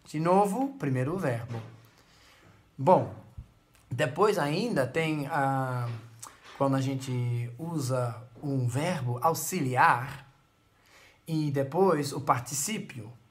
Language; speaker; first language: Portuguese; non-native, fluent; Dutch